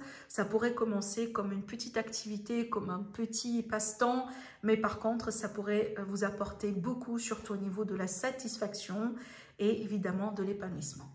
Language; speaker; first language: French; native; French